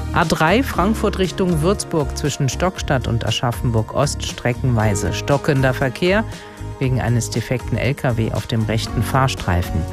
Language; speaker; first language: German; native; German